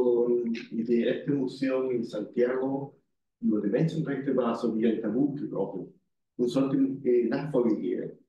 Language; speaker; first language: German; non-native, learner; Spanish